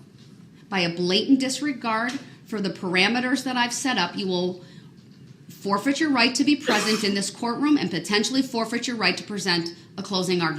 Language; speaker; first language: English; native; English